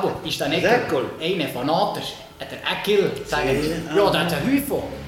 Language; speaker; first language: German; native; German